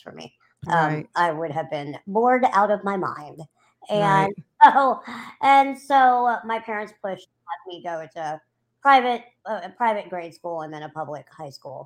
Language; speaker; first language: English; native; English